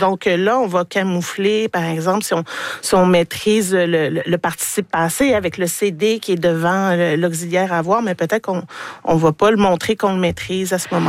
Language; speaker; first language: French; native; French